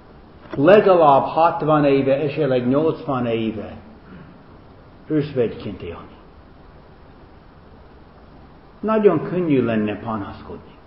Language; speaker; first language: Hungarian; non-native, fluent; English